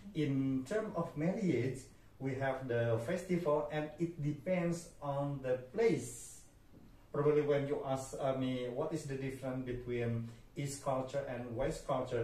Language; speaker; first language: English; non-native, fluent; Indonesian